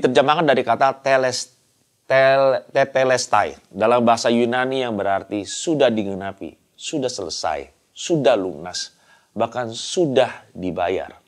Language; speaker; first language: Indonesian; native; Indonesian